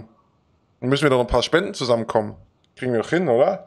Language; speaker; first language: German; native; German